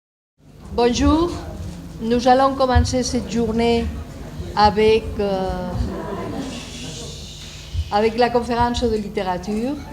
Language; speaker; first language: French; non-native, fluent; Catalan